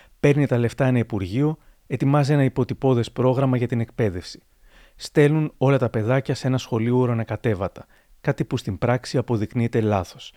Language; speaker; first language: Greek; native; Greek